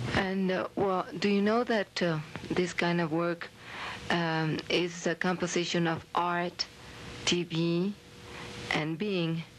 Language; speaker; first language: English; non-native, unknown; Spanish